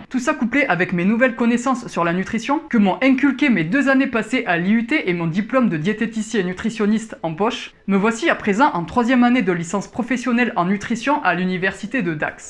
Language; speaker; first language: French; native; French